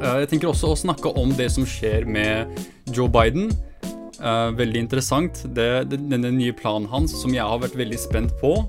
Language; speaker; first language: Norwegian; early bilingual, other home language; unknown